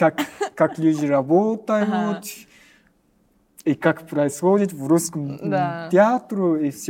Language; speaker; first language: Russian; non-native, learner; Japanese